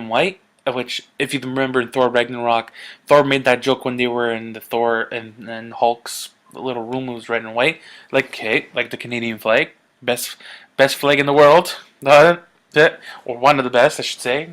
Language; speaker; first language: English; native; English